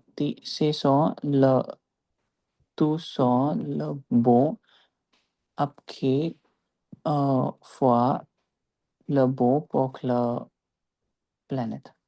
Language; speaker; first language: French; non-native, learner; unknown